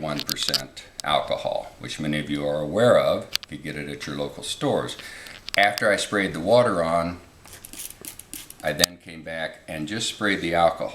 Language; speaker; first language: English; native; English